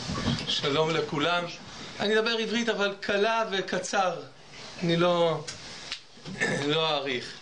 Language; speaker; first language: Hebrew; non-native, fluent; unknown